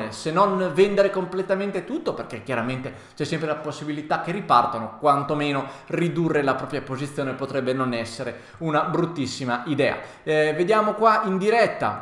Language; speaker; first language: Italian; native; Italian